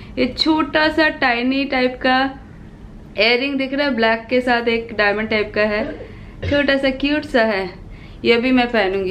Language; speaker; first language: Hindi; non-native, local second language; Bangla